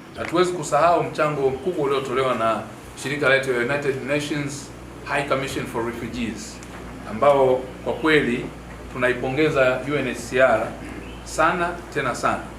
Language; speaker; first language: Swahili; native; Swahili